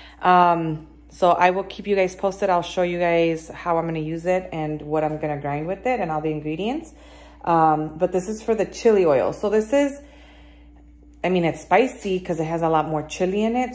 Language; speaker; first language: English; early bilingual, other home language; Spanish